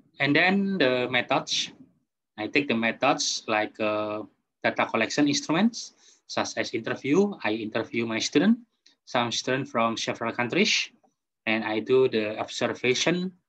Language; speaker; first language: English; non-native, fluent; Indonesian